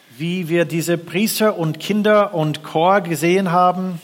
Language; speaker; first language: German; non-native, fluent; English